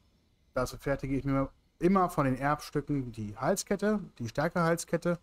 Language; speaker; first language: German; native; German